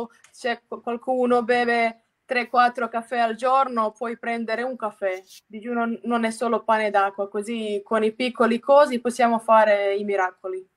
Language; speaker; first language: Italian; non-native, fluent; Croatian